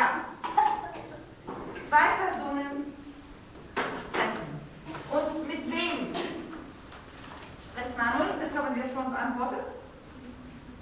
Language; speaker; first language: German; non-native, fluent; Arabic